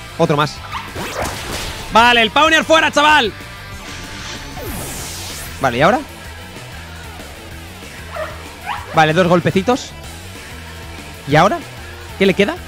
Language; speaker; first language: Spanish; native; Spanish